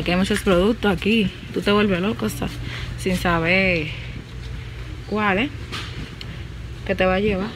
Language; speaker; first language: Spanish; native; Spanish